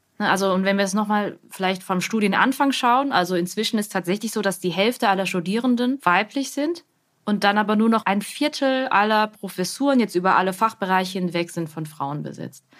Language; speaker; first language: German; early bilingual, other home language; Vietnamese